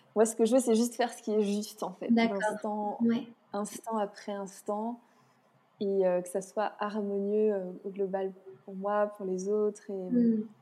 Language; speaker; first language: French; native; French